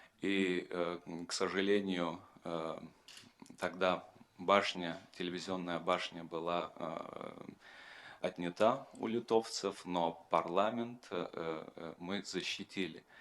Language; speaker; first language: Russian; non-native, fluent; Lithuanian